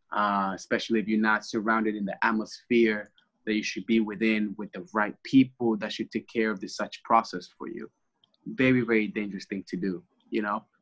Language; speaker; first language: English; early bilingual, other home language; Spanish